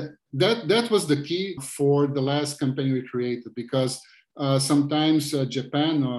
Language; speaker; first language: English; non-native, fluent; Portuguese